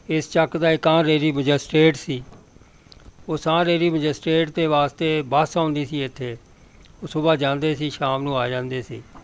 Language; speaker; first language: Punjabi; native; Punjabi